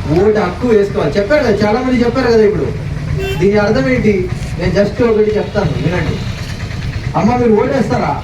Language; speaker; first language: Telugu; non-native, local second language; Marathi